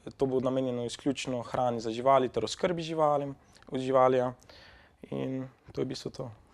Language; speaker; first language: Slovenian; native; Slovenian